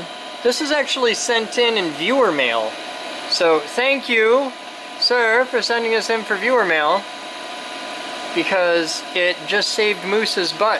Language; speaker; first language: English; native; English